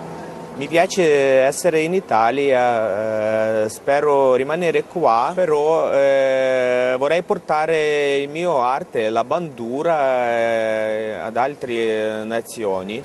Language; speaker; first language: Italian; non-native, fluent; Ukrainian